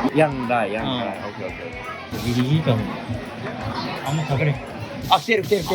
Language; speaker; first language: Thai; non-native, learner; Japanese